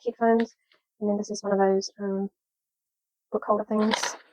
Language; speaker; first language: English; native; English